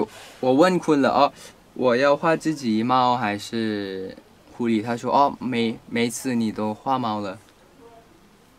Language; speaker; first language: Chinese; non-native, fluent; Thai